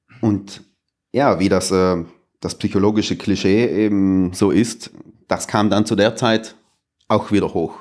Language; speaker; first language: German; native; German